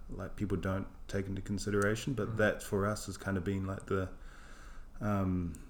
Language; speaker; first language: English; native; English